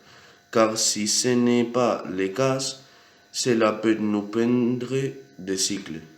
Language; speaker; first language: French; non-native, learner; Spanish